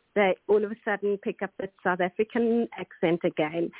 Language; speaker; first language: English; non-native, local second language; German